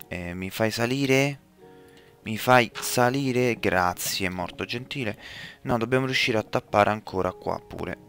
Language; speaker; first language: Italian; native; Italian